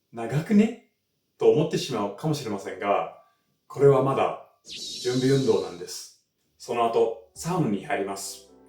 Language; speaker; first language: Japanese; non-native, fluent; English